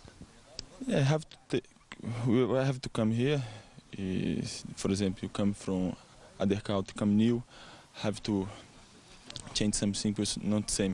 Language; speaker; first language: English; non-native, learner; Portuguese